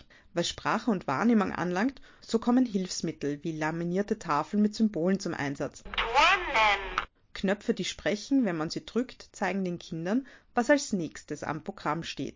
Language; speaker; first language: German; native; German